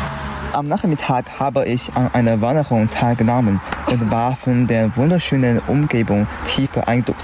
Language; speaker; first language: German; non-native, learner; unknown